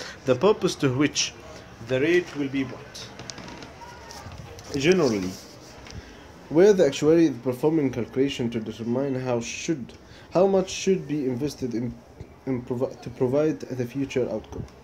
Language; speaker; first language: English; non-native, fluent; Arabic